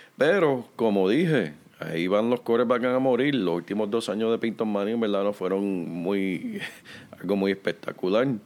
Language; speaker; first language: Spanish; native; Spanish